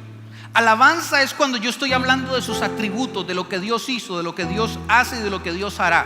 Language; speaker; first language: Spanish; native; Spanish